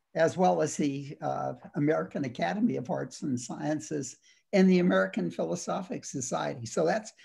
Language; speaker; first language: English; native; English